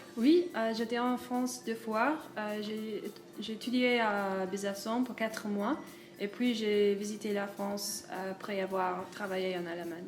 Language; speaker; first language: French; non-native, fluent; English